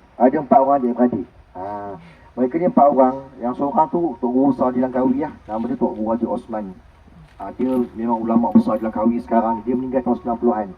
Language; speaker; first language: Malay; native; Malay